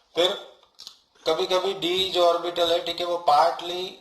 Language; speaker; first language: Hindi; non-native, local second language; Gujarati